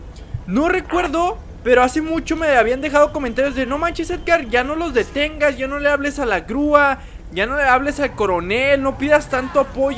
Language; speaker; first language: Spanish; native; Spanish